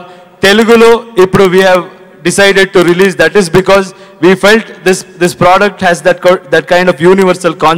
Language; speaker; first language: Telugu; non-native, learner; Kannada